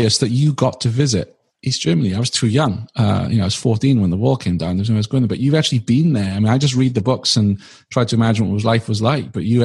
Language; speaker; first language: English; native; English